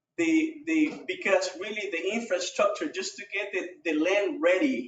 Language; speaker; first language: English; non-native, fluent; Spanish